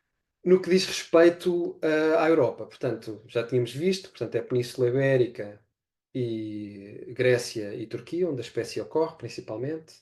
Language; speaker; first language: Portuguese; native; Portuguese